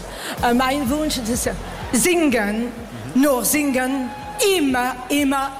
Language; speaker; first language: German; non-native, learner; French